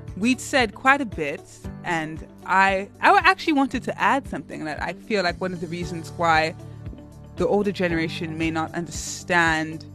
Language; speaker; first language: English; native; English